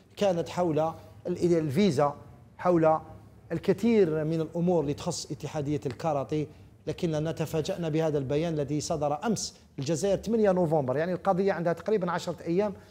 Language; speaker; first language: Arabic; native; Arabic